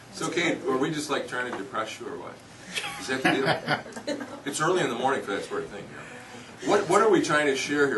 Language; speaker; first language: English; native; English